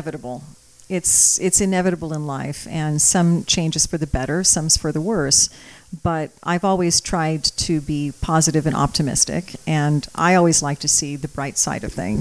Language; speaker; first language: English; early bilingual, other home language; Croatian